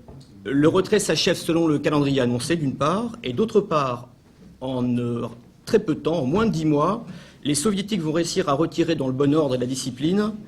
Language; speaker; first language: French; native; French